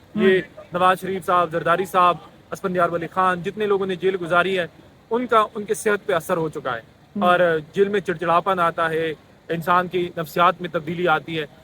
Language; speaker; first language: Urdu; non-native, local second language; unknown